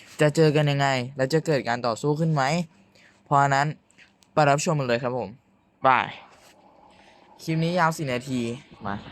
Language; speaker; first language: Thai; native; Thai